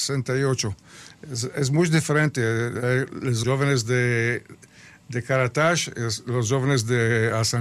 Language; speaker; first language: Spanish; early bilingual, heritage; Spanish